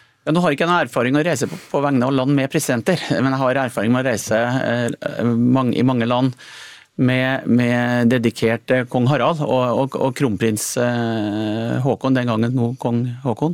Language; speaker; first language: Norwegian; native; Norwegian